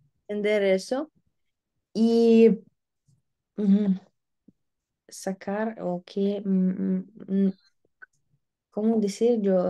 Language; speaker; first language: Spanish; non-native, learner; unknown